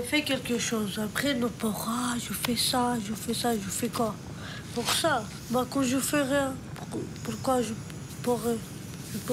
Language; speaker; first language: French; non-native, learner; Romanian